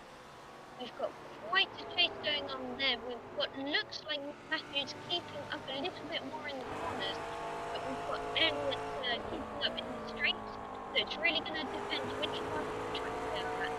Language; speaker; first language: English; native; English